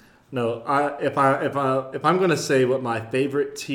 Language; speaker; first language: English; native; English